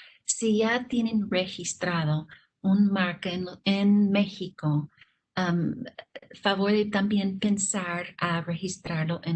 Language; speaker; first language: Spanish; non-native, fluent; English